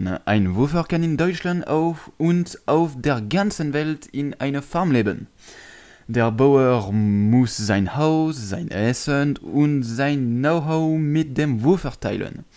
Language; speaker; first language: German; non-native, learner; French